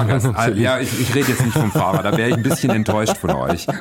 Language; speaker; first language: German; native; German